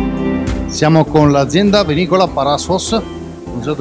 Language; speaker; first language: Italian; native; Italian